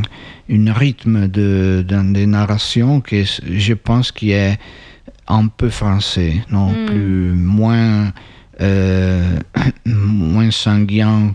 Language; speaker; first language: French; non-native, learner; Italian